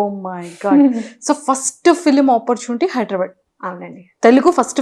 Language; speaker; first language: Telugu; native; Telugu